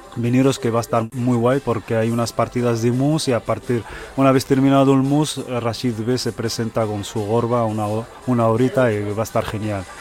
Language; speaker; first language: Spanish; early bilingual, other home language; Arabic